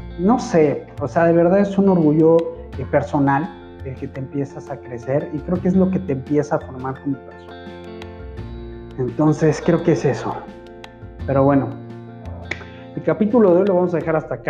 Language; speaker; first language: Spanish; native; Spanish